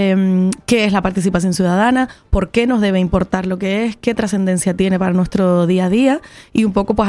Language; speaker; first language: Spanish; native; Spanish